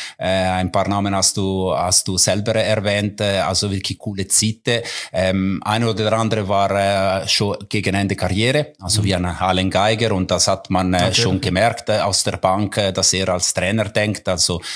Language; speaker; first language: German; non-native, local second language; Italian